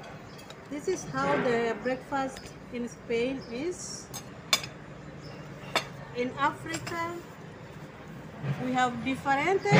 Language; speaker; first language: English; non-native, learner; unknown